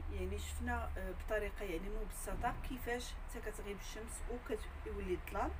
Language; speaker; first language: French; non-native, local second language; Arabic